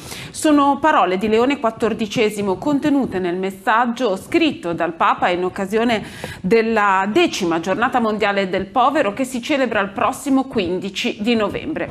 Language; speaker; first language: Italian; native; Italian